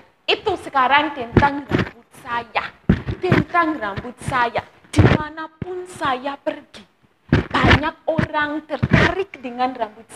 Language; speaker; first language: Indonesian; non-native, fluent; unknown